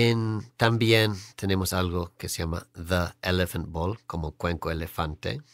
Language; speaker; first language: Spanish; non-native, fluent; English